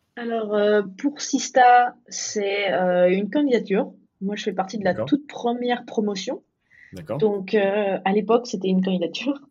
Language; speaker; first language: French; native; French